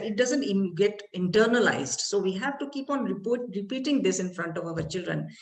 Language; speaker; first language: English; non-native, local second language; Malayalam